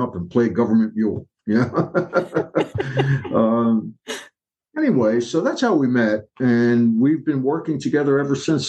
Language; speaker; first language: English; native; English